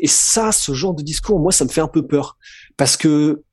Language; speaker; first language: French; native; French